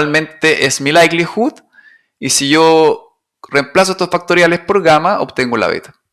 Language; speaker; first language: Spanish; native; Spanish